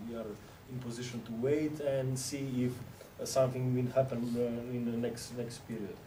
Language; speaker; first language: English; non-native, fluent; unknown